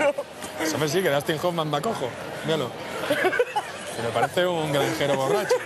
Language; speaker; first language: Spanish; native; Spanish